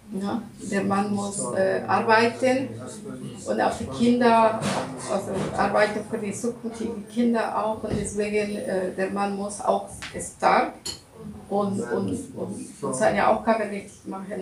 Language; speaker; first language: German; non-native, learner; Russian